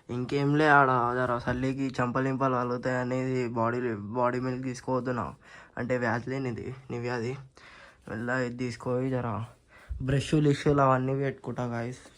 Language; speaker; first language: Telugu; non-native, local second language; Marathi